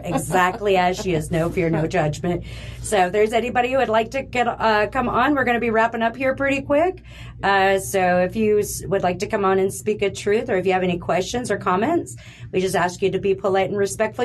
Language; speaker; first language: English; native; English